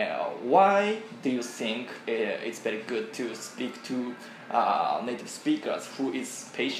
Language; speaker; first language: English; non-native, learner; Japanese